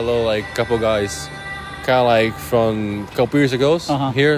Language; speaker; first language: English; non-native, fluent; Portuguese